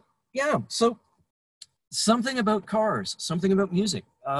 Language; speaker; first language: English; native; English